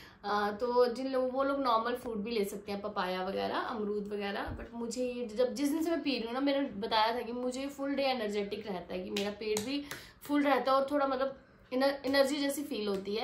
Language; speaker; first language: Hindi; native; Hindi